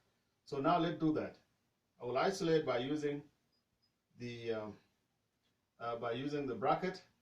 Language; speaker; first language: English; non-native, fluent; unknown